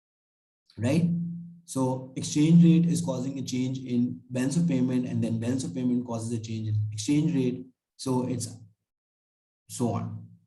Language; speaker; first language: English; non-native, local second language; Urdu